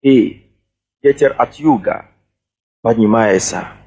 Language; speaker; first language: Russian; non-native, fluent; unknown